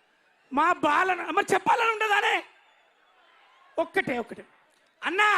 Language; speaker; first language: Telugu; native; Telugu